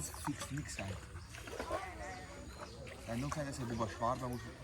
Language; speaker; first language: German; early bilingual, other home language; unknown